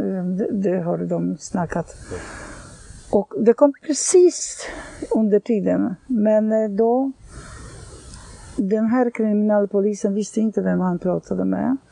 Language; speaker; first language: Swedish; non-native, fluent; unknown